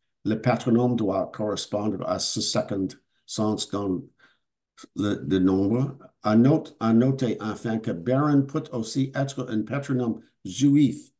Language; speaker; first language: French; non-native, learner; English